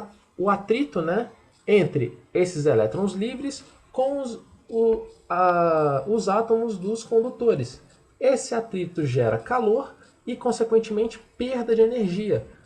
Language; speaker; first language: Portuguese; native; Portuguese